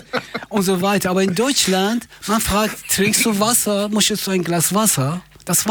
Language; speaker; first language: German; non-native, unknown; Persian